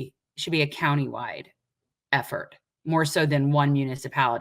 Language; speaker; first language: English; native; English